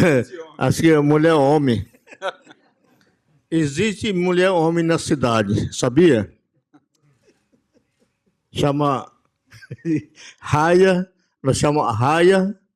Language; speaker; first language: Portuguese; non-native, local second language; Yanomámi